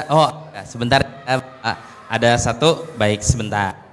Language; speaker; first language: Indonesian; native; Indonesian